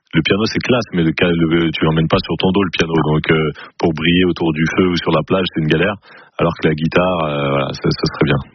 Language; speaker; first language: French; native; French